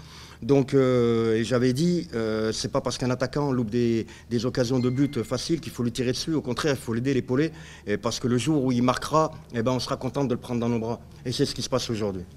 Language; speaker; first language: French; native; French